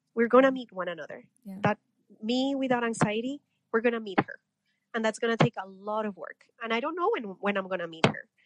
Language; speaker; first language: English; non-native, fluent; Spanish